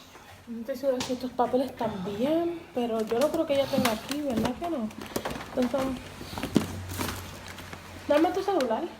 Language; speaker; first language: Spanish; early bilingual, heritage; Spanish